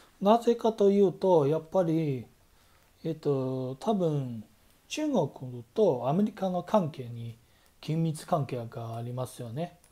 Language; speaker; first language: Japanese; non-native, fluent; Chinese